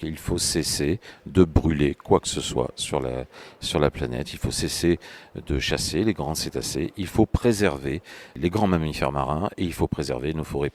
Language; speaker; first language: French; native; French